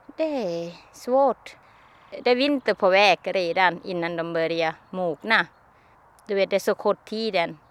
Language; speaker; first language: Swedish; non-native, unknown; Thai